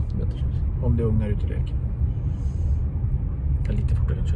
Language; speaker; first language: Swedish; non-native, local second language; Thai